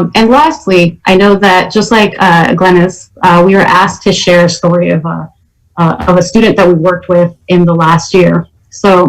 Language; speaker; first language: English; native; English